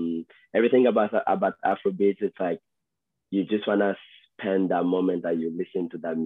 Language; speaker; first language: English; native; English